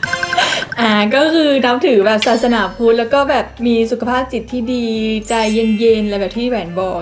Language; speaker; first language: Thai; native; Thai